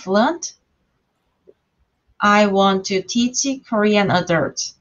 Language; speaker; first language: English; non-native, learner; Korean